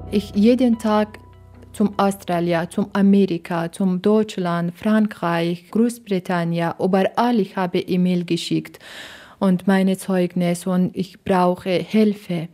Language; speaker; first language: German; non-native, learner; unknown